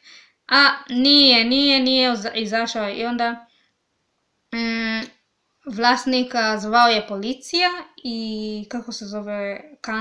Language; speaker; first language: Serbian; non-native, learner; English